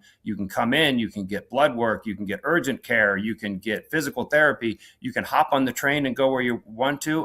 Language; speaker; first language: English; native; English